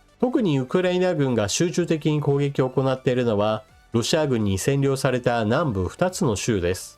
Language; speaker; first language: Japanese; native; Japanese